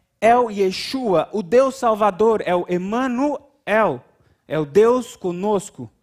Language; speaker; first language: Portuguese; native; Portuguese